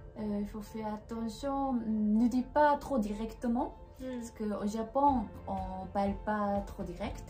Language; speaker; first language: French; non-native, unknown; Japanese